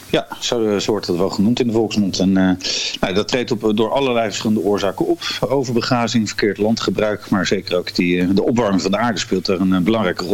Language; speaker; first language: Dutch; native; Dutch